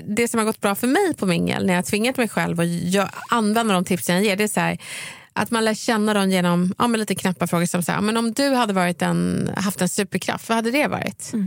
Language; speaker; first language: Swedish; native; Swedish